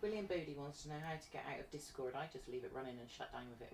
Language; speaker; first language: English; native; English